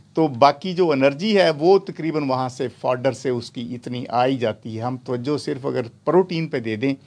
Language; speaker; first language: Urdu; non-native, local second language; Punjabi